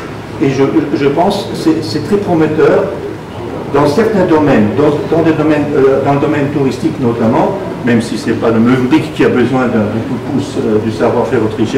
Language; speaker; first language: French; non-native, fluent; German